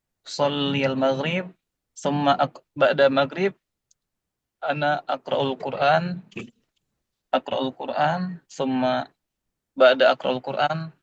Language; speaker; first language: Arabic; non-native, learner; Indonesian